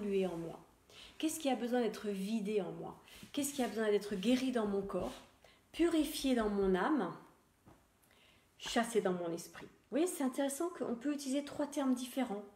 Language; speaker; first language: French; native; French